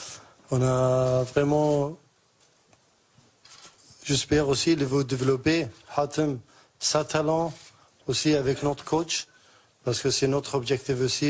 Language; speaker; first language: French; non-native, learner; Arabic